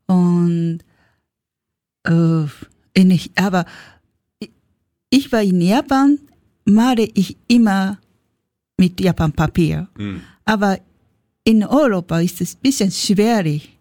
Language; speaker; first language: German; non-native, learner; Japanese